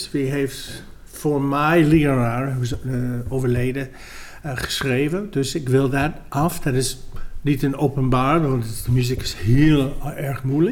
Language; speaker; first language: Dutch; non-native, fluent; English